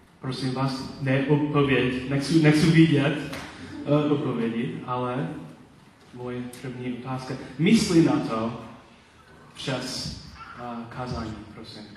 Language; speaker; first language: Czech; non-native, learner; Polish